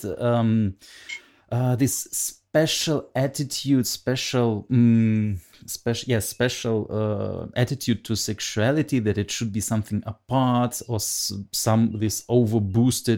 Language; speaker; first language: English; non-native, fluent; Russian